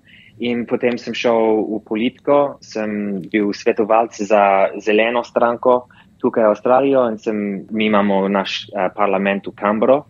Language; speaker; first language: Slovenian; early bilingual, heritage; English